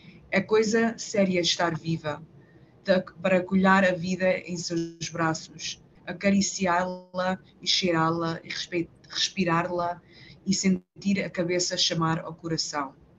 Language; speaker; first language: Portuguese; early bilingual, heritage; Portuguese